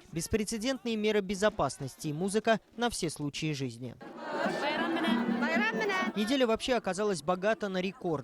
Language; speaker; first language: Russian; native; Russian